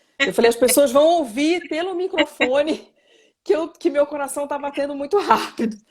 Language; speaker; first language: Portuguese; native; Portuguese